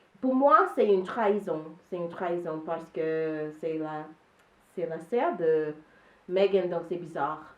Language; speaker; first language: French; non-native, learner; English